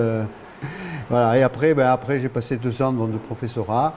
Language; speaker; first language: French; native; French